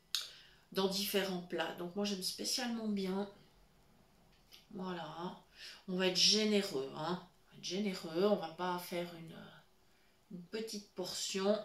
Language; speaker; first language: French; native; French